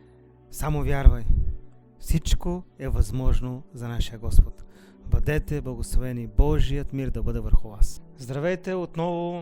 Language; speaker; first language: Bulgarian; native; Bulgarian